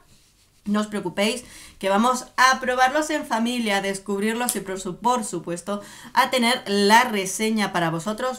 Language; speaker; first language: Spanish; native; Spanish